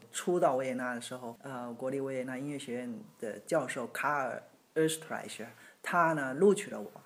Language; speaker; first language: Chinese; native; Chinese